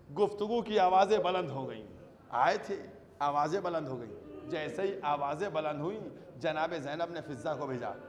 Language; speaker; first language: Urdu; native; Urdu